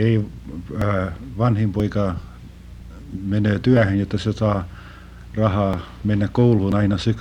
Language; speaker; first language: Finnish; early bilingual, heritage; Finnish